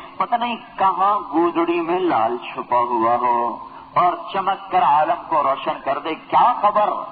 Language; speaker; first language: Urdu; non-native, local second language; Punjabi